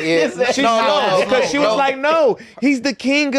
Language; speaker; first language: English; native; English